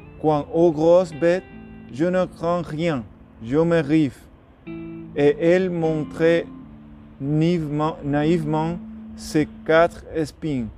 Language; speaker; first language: French; non-native, learner; Spanish